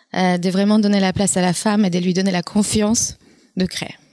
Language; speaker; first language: French; non-native, fluent; Polish